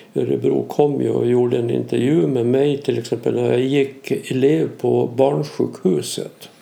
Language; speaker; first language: Swedish; native; Swedish